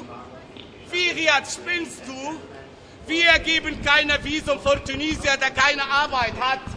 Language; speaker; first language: German; non-native, learner; Arabic